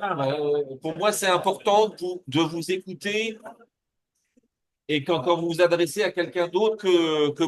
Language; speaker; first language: French; native; French